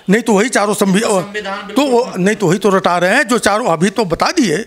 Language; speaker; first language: Hindi; native; Hindi